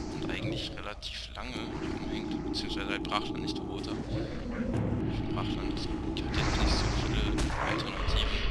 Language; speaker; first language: German; native; German